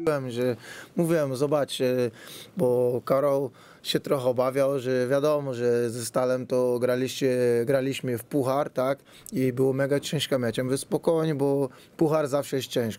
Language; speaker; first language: Polish; non-native, fluent; Portuguese